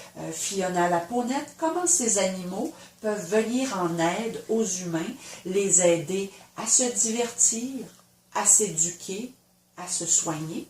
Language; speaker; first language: French; native; French